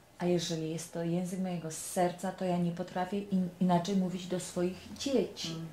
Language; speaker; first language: Polish; native; Polish